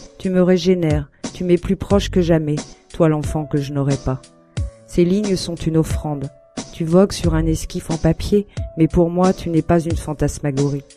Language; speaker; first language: French; native; French